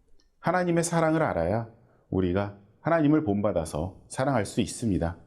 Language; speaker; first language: Korean; native; Korean